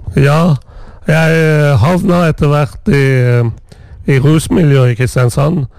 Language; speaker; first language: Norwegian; non-native, fluent; Persian